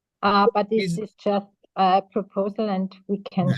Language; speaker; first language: English; non-native, fluent; German